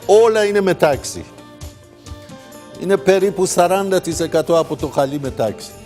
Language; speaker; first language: Greek; non-native, learner; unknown